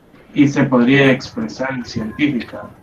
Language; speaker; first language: Spanish; native; Spanish